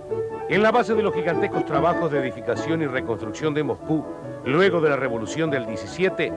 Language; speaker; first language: Spanish; native; Spanish